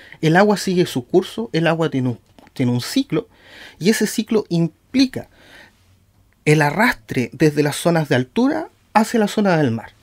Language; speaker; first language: Spanish; native; Spanish